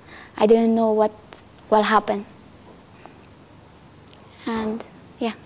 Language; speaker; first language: English; non-native, learner; Persian